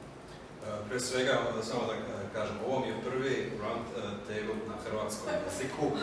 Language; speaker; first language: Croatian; early bilingual, heritage; German